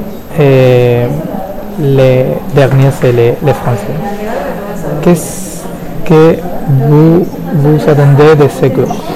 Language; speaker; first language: French; non-native, learner; Spanish